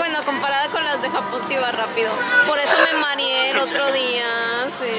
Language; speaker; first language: Spanish; native; Spanish